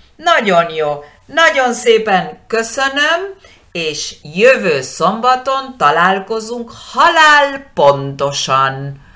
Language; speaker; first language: Hungarian; early bilingual, heritage; Hungarian